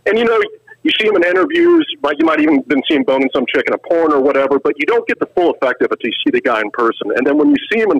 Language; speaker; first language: English; native; English